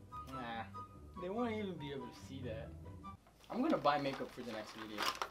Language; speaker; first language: English; non-native, fluent; Portuguese